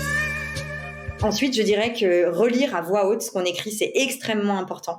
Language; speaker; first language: French; native; French